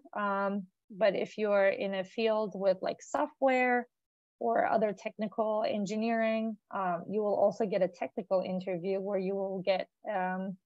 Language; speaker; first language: English; non-native, fluent; Turkish